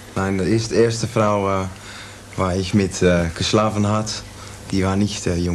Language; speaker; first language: German; non-native, learner; Dutch